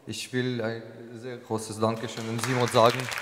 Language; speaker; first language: German; non-native, learner; Ukrainian